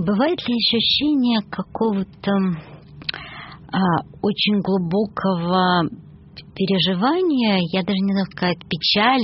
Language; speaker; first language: Russian; native; Russian